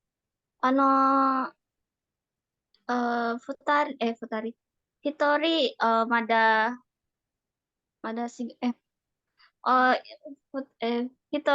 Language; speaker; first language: Japanese; non-native, learner; Indonesian